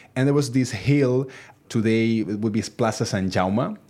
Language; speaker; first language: English; non-native, fluent; Catalan